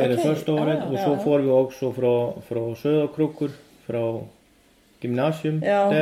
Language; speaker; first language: Swedish; non-native, learner; Icelandic